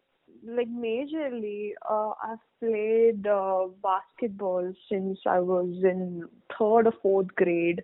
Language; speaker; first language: English; non-native, local second language; Hindi